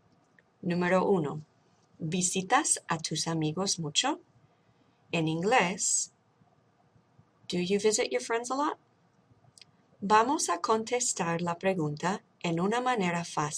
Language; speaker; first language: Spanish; non-native, fluent; English